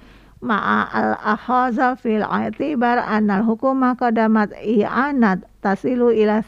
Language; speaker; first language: Arabic; non-native, fluent; Indonesian